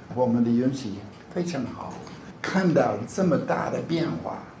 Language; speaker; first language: Chinese; non-native, fluent; English